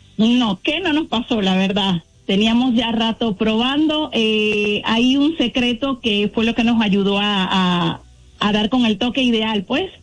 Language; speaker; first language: Spanish; native; Spanish